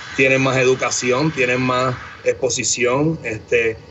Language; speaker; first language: Spanish; native; Spanish